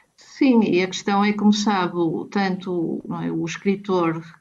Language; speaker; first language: Portuguese; native; Portuguese